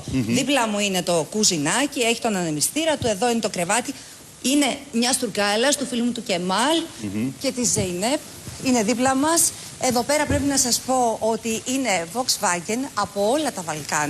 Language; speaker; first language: Greek; native; Greek